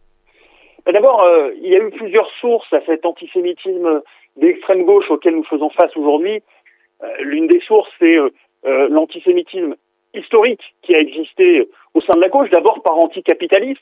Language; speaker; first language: French; native; French